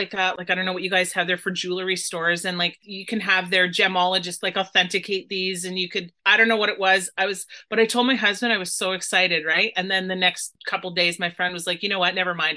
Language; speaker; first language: English; native; English